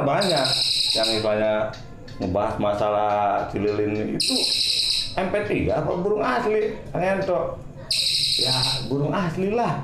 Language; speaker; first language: Indonesian; non-native, local second language; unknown